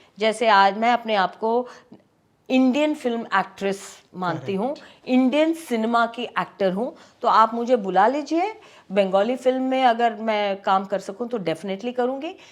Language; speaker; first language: Hindi; non-native, local second language; Tamil